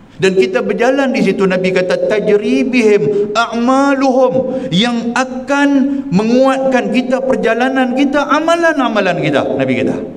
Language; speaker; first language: Malay; native; Malay